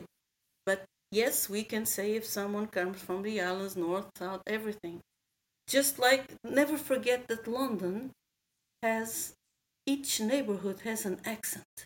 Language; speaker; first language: English; non-native, fluent; Portuguese